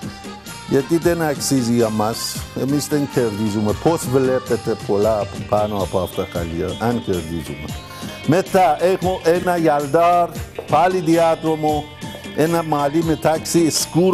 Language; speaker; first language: Greek; non-native, learner; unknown